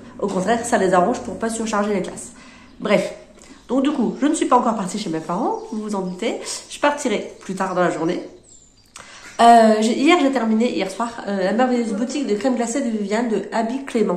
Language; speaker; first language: French; native; French